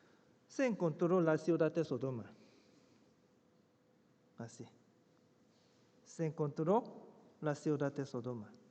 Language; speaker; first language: Spanish; non-native, fluent; Korean